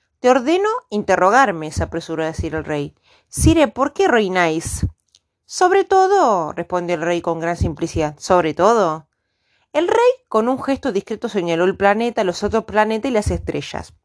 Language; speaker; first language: Spanish; native; Spanish